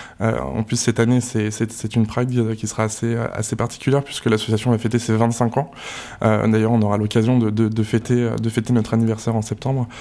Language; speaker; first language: French; native; French